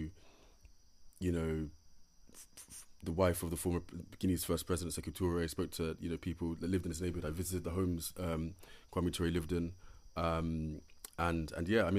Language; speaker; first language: English; native; English